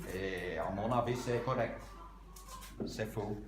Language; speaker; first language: French; non-native, local second language; Dutch